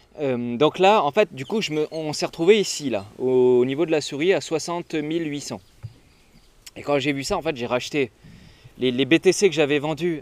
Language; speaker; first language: French; native; French